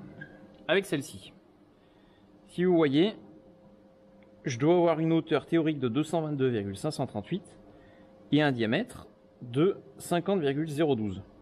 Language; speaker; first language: French; native; French